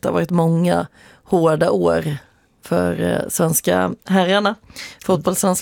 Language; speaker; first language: Swedish; native; Swedish